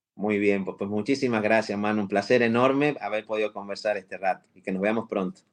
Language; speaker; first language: Spanish; native; Spanish